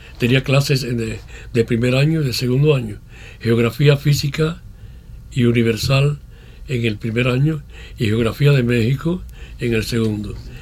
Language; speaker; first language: Spanish; native; Spanish